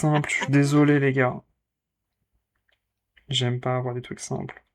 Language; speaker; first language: French; native; French